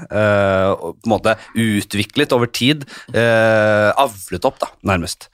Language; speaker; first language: Norwegian; native; Norwegian